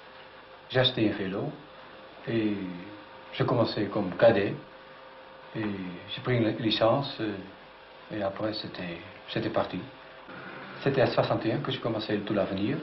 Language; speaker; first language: French; non-native, fluent; Dutch